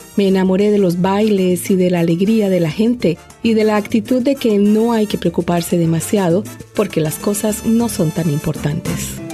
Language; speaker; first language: Spanish; non-native, fluent; English